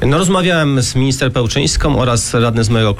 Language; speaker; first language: Polish; native; Polish